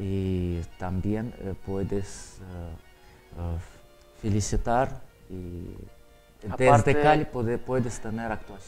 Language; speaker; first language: Spanish; non-native, learner; Russian